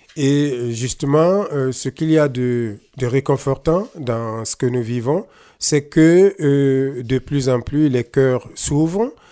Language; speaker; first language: French; non-native, local second language; Mossi